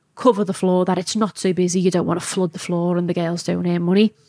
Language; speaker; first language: English; native; English